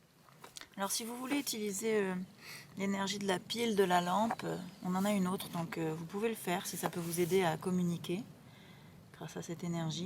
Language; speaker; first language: French; native; French